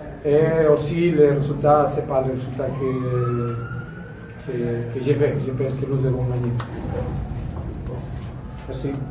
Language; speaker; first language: French; non-native, learner; Spanish